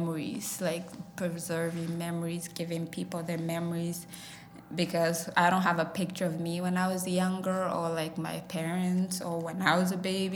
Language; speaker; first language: English; early bilingual, other home language; Somali